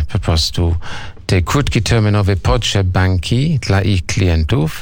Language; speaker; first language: Polish; non-native, learner; English